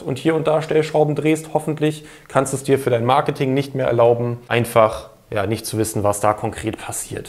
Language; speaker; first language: German; native; German